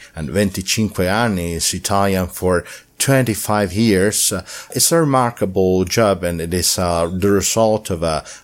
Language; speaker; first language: English; non-native, fluent; Italian